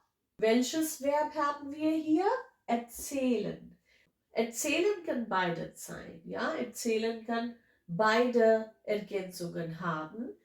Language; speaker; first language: German; non-native, fluent; English